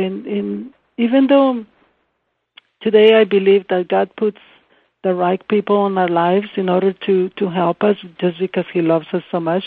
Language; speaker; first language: English; non-native, fluent; Spanish